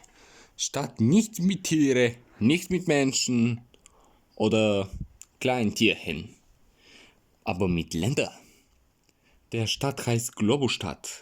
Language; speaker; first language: German; non-native, learner; Bulgarian